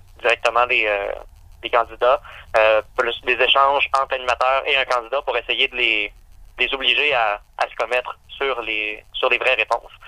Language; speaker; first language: French; native; French